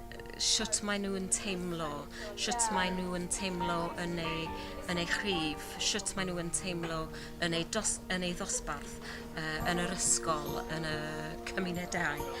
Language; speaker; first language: Welsh; non-native, learner; English